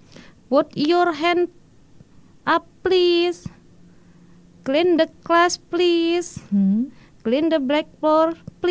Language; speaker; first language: English; non-native, learner; Indonesian